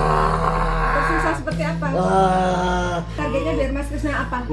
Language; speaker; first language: Indonesian; native; Indonesian